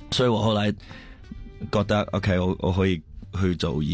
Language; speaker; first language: Chinese; early bilingual, heritage; Cantonese